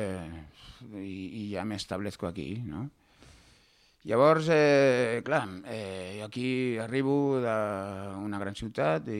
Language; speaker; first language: Catalan; native; Catalan